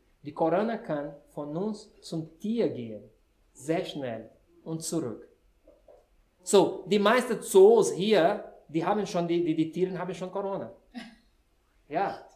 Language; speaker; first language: German; non-native, fluent; Portuguese